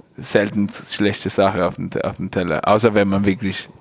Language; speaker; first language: German; non-native, fluent; Italian